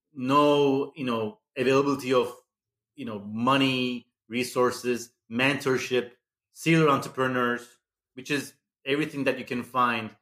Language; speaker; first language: English; non-native, fluent; Turkish